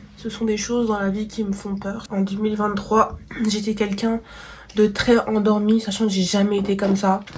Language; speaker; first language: French; native; French